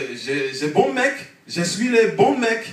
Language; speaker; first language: French; non-native, learner; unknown